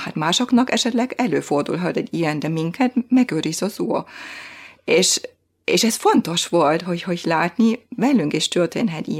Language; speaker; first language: Hungarian; non-native, fluent; German